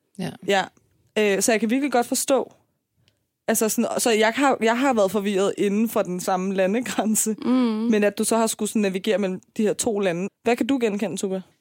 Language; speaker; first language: Danish; early bilingual, other home language; Persian